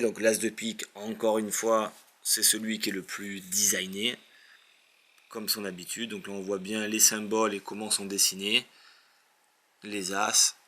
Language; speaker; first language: French; native; French